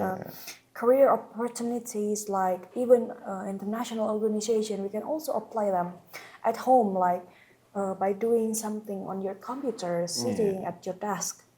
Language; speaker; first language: English; non-native, local second language; Indonesian